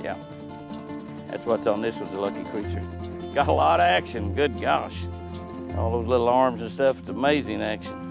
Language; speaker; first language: English; native; English